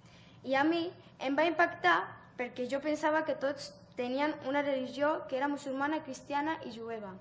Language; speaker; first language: Catalan; early bilingual, other home language; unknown